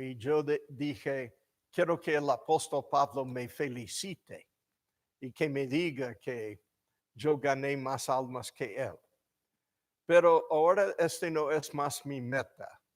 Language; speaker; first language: Spanish; non-native, fluent; English